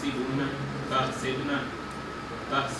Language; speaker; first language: Arabic; non-native, learner; Urdu